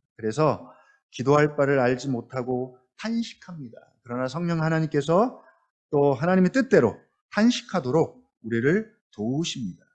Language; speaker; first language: Korean; native; Korean